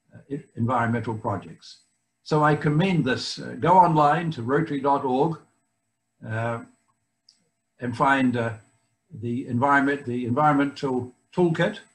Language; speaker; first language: English; native; English